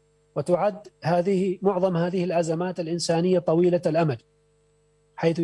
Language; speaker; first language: Arabic; native; Arabic